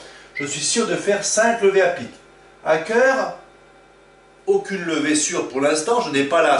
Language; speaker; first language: French; native; French